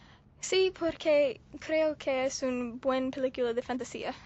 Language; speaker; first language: Spanish; non-native, learner; English